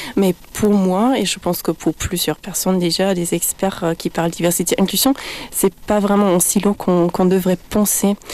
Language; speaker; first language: French; non-native, fluent; German